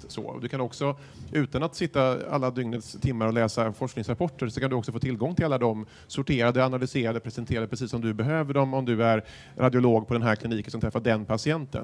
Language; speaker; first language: Swedish; native; Swedish